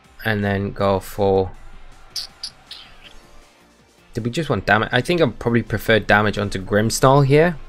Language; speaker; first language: English; native; English